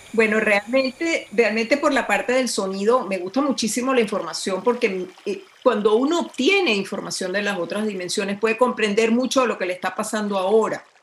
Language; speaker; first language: Spanish; native; Spanish